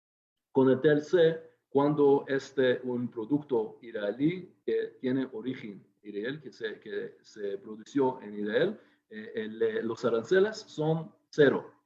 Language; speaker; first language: Spanish; non-native, fluent; Hebrew